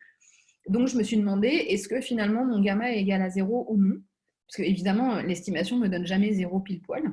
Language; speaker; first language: French; native; French